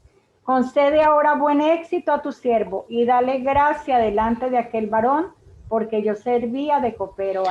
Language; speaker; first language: Spanish; native; Spanish